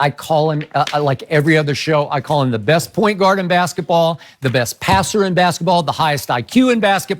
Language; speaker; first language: English; native; English